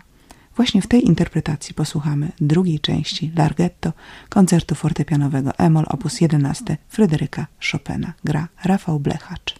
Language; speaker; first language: Polish; native; Polish